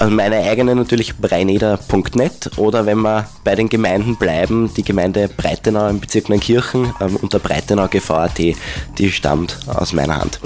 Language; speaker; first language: German; native; German